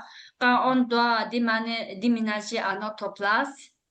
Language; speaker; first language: French; non-native, learner; Tibetan